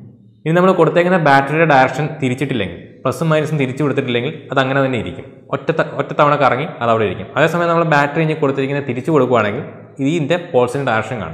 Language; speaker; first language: Malayalam; native; Malayalam